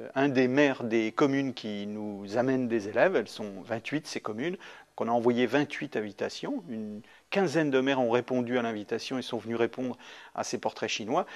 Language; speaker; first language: French; native; French